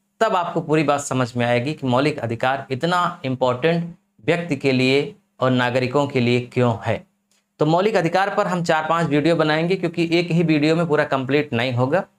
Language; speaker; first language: Hindi; native; Hindi